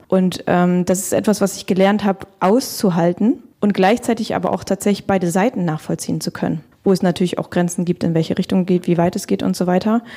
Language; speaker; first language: German; early bilingual, other home language; Russian